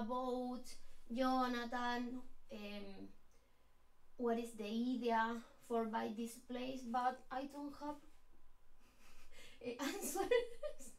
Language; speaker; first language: English; non-native, learner; Spanish